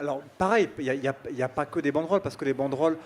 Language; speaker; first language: French; native; French